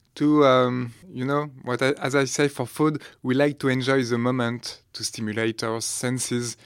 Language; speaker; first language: English; non-native, fluent; French